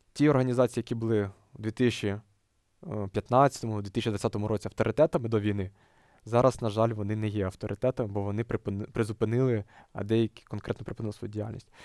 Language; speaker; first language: Ukrainian; native; Ukrainian